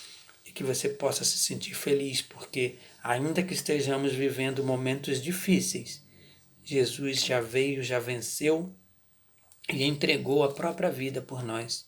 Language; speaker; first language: Portuguese; native; Portuguese